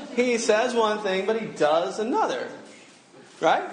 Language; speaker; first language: English; native; English